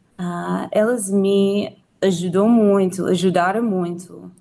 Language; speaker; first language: Portuguese; non-native, learner; English